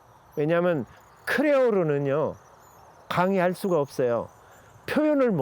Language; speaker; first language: Korean; native; Korean